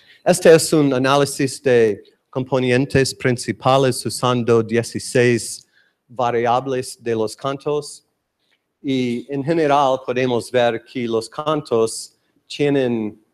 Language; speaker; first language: Spanish; non-native, learner; English